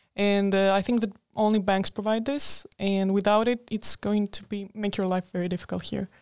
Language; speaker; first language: English; non-native, fluent; Greek